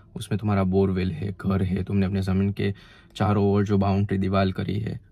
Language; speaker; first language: Hindi; non-native, local second language; Gujarati